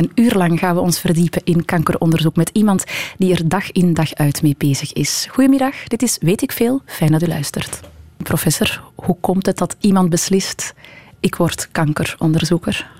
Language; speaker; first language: Dutch; native; Dutch